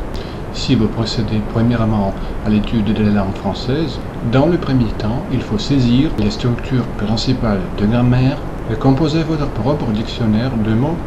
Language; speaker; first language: French; non-native, fluent; Russian